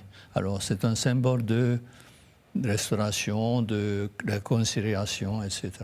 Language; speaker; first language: French; non-native, fluent; Japanese